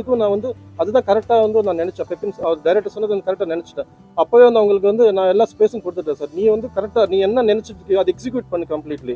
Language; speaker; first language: Tamil; non-native, local second language; Telugu